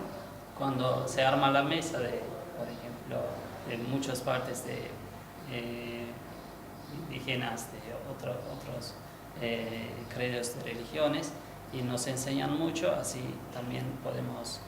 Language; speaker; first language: Spanish; non-native, learner; Turkish